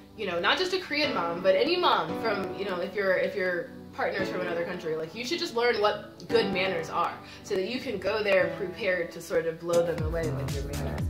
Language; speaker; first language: English; native; English